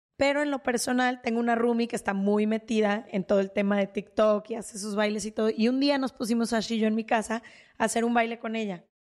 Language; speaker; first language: Spanish; native; Spanish